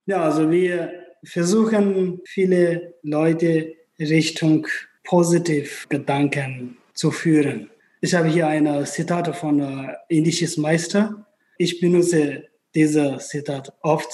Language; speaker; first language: German; non-native, learner; Tibetan